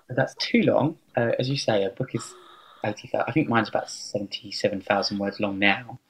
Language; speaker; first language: English; native; English